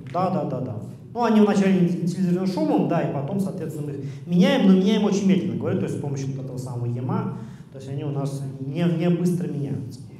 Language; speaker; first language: Russian; native; Russian